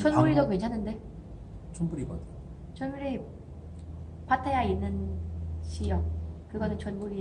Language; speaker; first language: Korean; non-native, learner; Thai